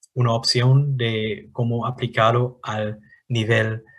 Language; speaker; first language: Spanish; non-native, fluent; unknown